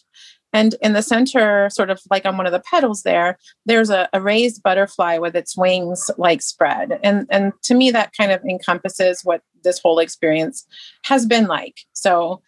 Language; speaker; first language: English; native; English